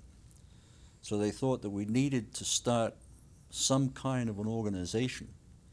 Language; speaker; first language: English; native; English